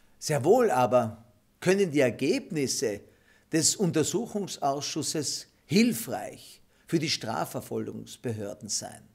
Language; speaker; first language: German; native; German